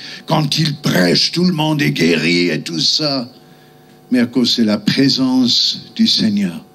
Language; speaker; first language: French; non-native, local second language; German